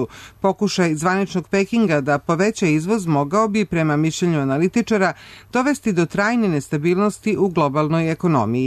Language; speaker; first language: Serbian; native; Serbian